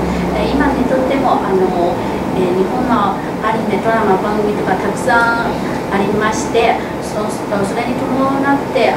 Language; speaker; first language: Japanese; non-native, fluent; Chinese